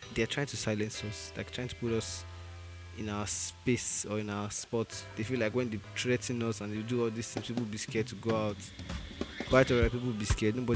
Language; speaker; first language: English; non-native, local second language; Yoruba